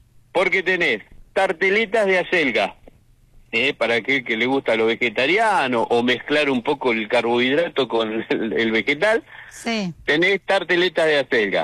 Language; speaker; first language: Spanish; native; Spanish